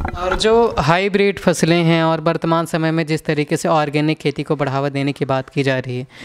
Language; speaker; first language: Hindi; native; Hindi